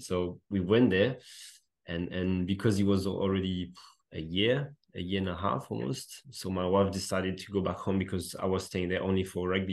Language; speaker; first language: English; non-native, fluent; French